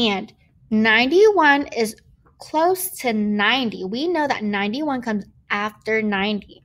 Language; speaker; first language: English; native; English